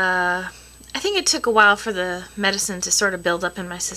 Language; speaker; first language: English; native; English